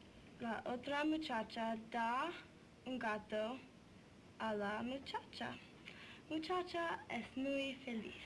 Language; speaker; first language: Spanish; non-native, learner; English